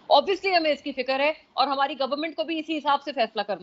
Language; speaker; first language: Urdu; native; Urdu